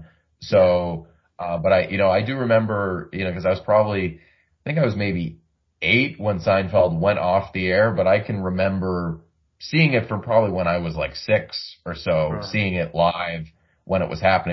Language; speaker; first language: English; native; English